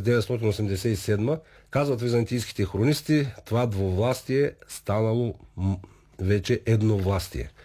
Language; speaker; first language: Bulgarian; native; Bulgarian